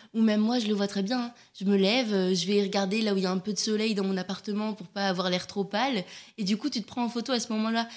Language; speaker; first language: French; native; French